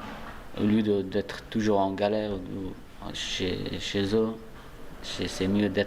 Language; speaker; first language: French; non-native, learner; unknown